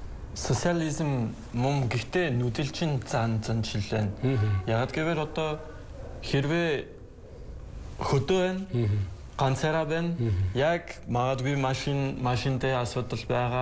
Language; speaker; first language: Mongolian; non-native, learner; French